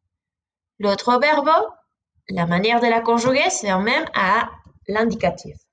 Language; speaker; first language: French; non-native, fluent; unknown